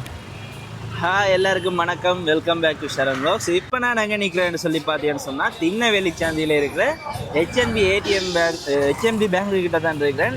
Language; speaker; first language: Tamil; native; Tamil